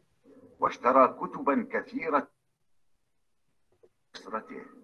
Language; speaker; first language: Arabic; non-native, learner; Indonesian